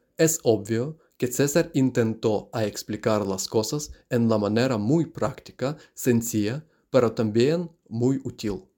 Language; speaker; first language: Spanish; non-native, learner; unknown